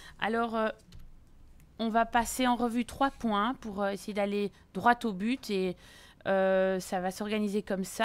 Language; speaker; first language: French; native; French